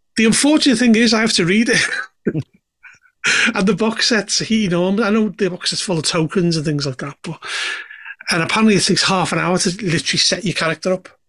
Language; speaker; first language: English; native; English